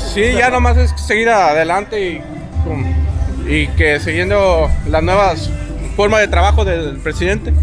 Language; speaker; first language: Spanish; native; Spanish